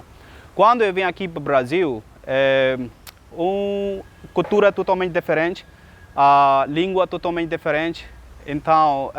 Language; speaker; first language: Portuguese; non-native, learner; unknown